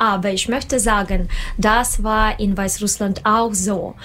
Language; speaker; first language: German; non-native, learner; Russian